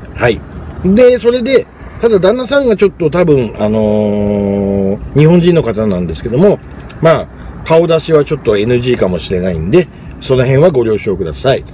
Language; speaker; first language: Japanese; native; Japanese